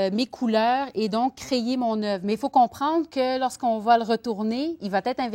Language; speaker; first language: French; native; French